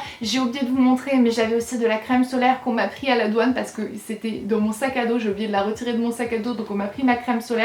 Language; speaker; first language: French; native; French